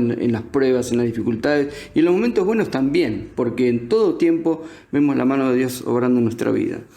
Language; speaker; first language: Spanish; native; Spanish